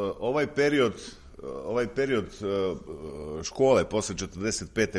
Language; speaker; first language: Serbian; native; Serbian